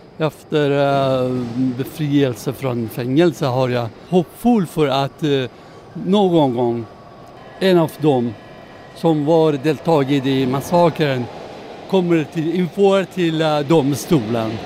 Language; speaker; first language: Swedish; non-native, learner; Persian